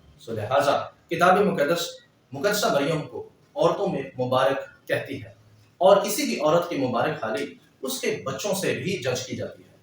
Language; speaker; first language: Urdu; non-native, local second language; Punjabi